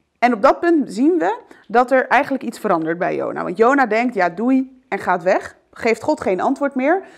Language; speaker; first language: Dutch; early bilingual, other home language; Arabic